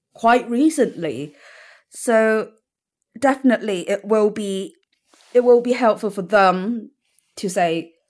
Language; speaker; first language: English; non-native, local second language; Cantonese